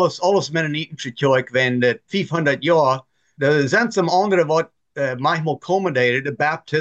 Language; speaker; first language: German; non-native, learner; Plautdietsch